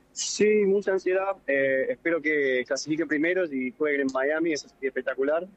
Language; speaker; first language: Spanish; non-native, fluent; English